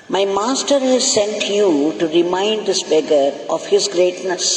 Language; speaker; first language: English; non-native, local second language; Tamil